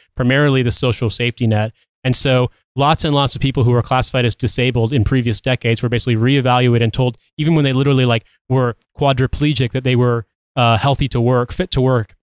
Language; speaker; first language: English; native; English